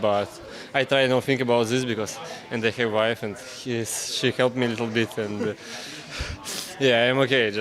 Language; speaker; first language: English; non-native, learner; Russian